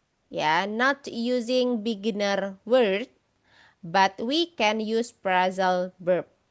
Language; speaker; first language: English; non-native, fluent; Indonesian